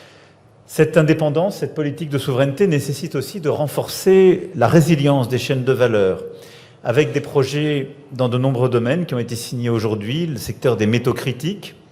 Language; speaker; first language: French; native; French